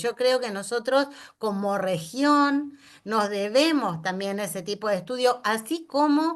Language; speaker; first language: Spanish; native; Spanish